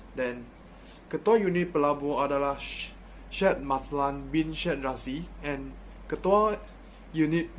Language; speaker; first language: Malay; non-native, local second language; Chinese